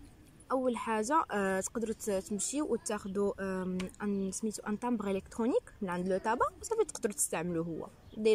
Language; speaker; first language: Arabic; native; Arabic